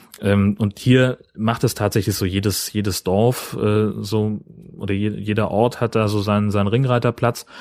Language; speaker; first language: German; native; German